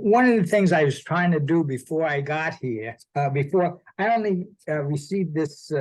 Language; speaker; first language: English; native; English